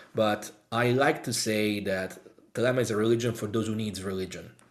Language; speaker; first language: English; non-native, fluent; Italian